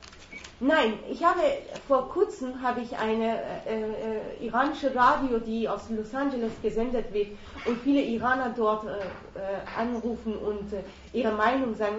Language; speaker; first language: German; non-native, fluent; Persian